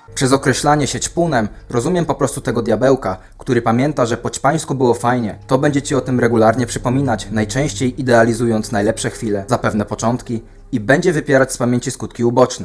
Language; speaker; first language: Polish; native; Polish